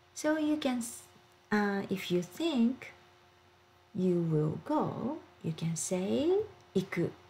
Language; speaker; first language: English; non-native, fluent; Japanese